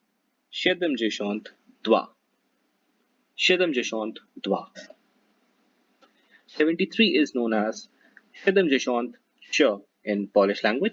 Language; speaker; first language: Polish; non-native, learner; Hindi